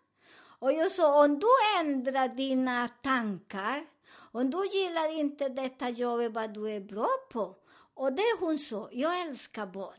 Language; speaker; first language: Swedish; non-native, fluent; Spanish